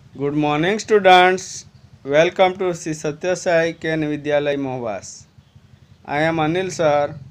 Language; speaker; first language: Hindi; non-native, local second language; Gujarati